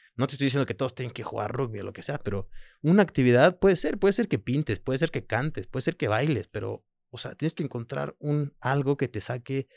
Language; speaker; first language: Spanish; early bilingual, other home language; French